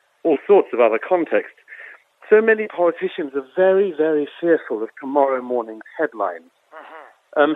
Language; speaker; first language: English; native; English